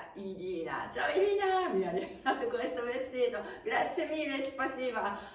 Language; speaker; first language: Italian; non-native, fluent; Japanese